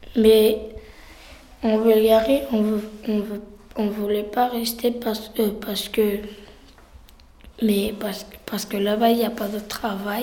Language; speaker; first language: French; early bilingual, other home language; Romany